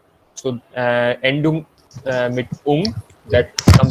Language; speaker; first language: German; non-native, fluent; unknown